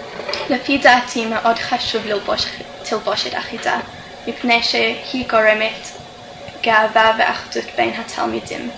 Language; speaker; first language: Hebrew; non-native, fluent; English